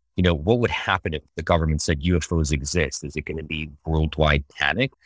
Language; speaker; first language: English; early bilingual, other home language; Russian